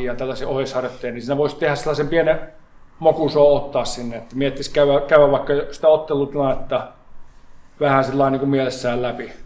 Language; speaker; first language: Finnish; native; Finnish